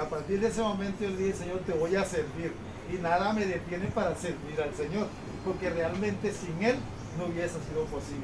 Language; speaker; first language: Spanish; native; Spanish